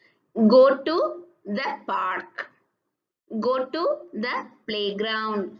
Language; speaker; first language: English; non-native, local second language; Tamil